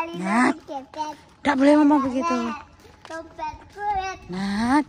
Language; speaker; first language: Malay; non-native, learner; Japanese